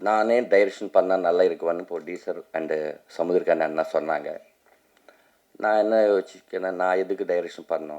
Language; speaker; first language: Tamil; non-native, learner; Telugu